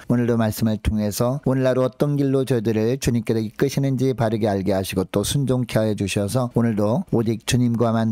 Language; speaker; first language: Korean; native; Korean